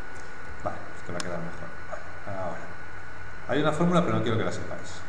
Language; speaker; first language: Spanish; native; Spanish